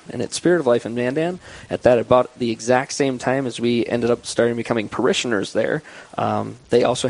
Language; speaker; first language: English; native; English